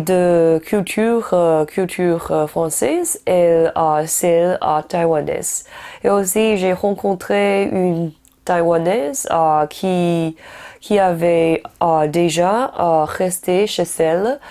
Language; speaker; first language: French; non-native, learner; Chinese